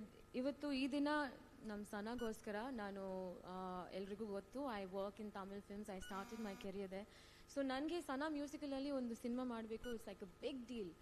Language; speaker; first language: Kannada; non-native, learner; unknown